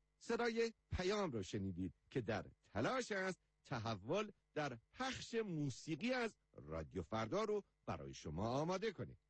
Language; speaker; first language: Persian; native; Persian